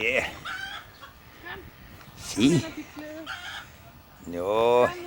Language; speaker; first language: Danish; native; Danish